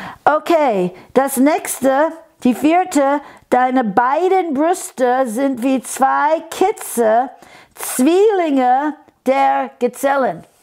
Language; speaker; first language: German; non-native, fluent; English